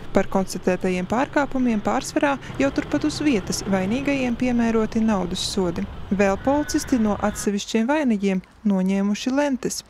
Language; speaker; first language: Latvian; native; Latvian